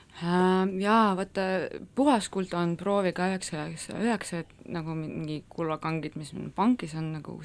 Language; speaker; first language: Estonian; non-native, local second language; Russian